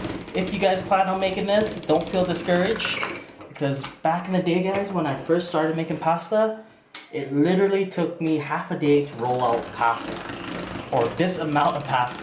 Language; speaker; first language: English; native; English